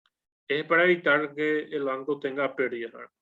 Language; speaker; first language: Spanish; native; Spanish